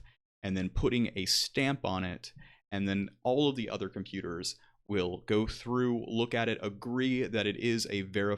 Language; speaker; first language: English; native; English